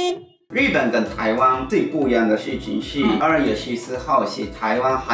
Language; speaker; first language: Chinese; non-native, learner; Japanese